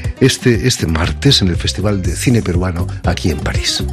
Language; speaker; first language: Spanish; native; Spanish